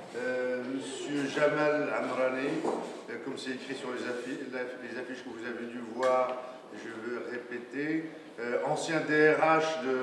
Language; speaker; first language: French; non-native, local second language; Arabic